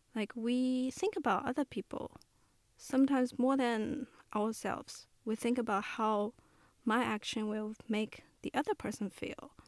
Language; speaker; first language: English; non-native, fluent; Chinese